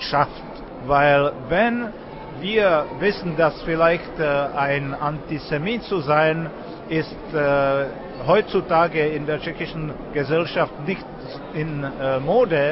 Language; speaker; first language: German; non-native, fluent; Czech